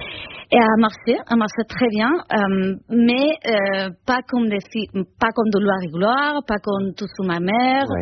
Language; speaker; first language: French; non-native, fluent; Spanish